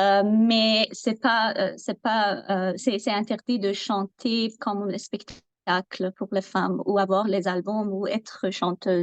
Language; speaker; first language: French; non-native, learner; Persian